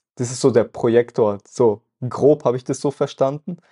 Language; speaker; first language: German; early bilingual, other home language; Russian